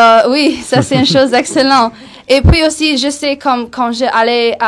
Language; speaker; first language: French; non-native, local second language; English